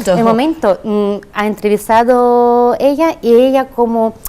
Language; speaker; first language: Spanish; non-native, fluent; Russian